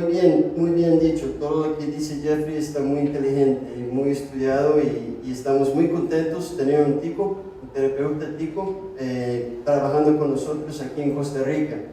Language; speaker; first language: Spanish; non-native, fluent; English